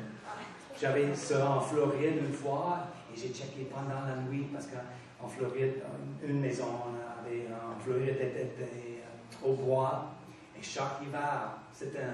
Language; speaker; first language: French; non-native, fluent; English